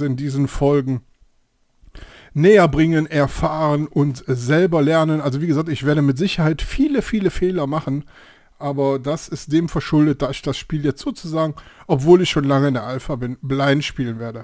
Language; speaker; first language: German; native; German